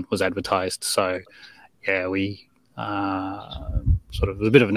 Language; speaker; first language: English; native; English